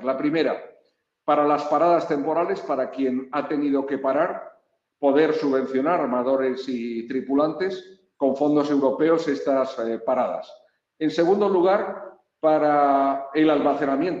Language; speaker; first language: Spanish; native; Spanish